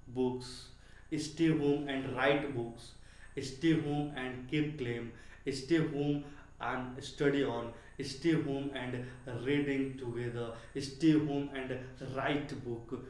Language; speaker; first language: English; non-native, local second language; Hindi